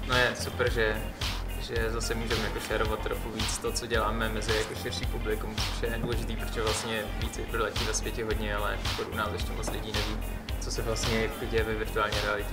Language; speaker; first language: Czech; native; Czech